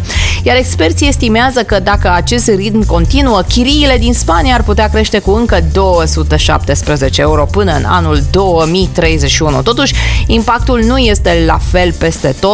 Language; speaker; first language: Romanian; native; Romanian